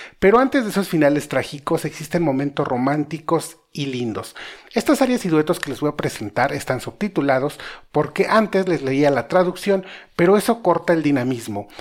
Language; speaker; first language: Spanish; native; Spanish